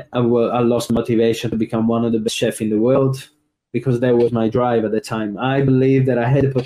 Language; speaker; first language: English; non-native, fluent; Italian